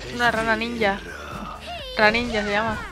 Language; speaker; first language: Spanish; native; Spanish